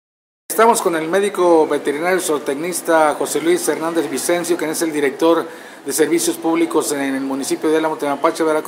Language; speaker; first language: Spanish; native; Spanish